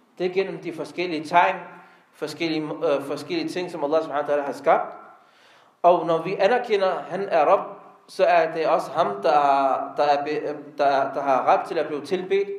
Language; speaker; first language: Danish; early bilingual, other home language; Arabic